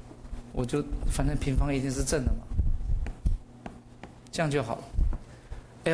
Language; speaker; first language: Chinese; native; Chinese